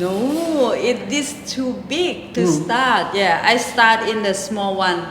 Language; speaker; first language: English; non-native, local second language; Thai